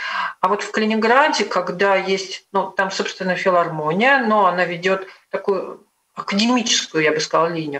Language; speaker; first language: Russian; native; Russian